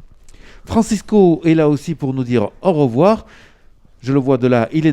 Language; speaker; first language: French; native; French